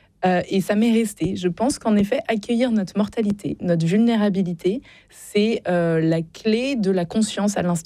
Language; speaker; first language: French; native; French